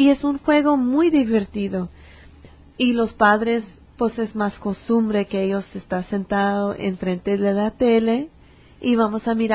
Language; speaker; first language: Spanish; early bilingual, heritage; English